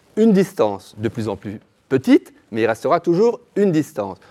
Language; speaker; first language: French; native; French